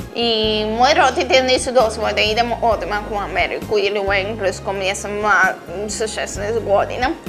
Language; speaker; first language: Serbian; early bilingual, heritage; Serbian